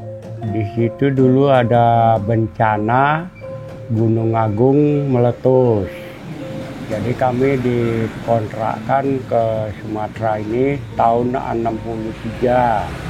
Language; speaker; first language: Indonesian; non-native, local second language; Balinese